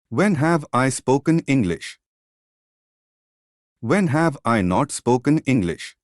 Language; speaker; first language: English; non-native, fluent; Hindi